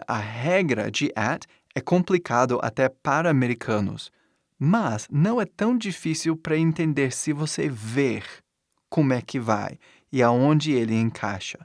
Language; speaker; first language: Portuguese; non-native, fluent; English